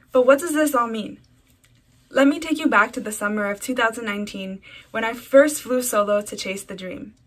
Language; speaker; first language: English; early bilingual, other home language; Spanish